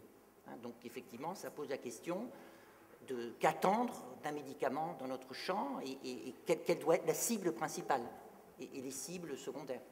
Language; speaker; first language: French; native; French